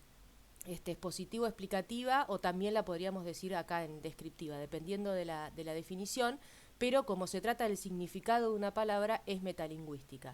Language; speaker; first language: Spanish; native; Spanish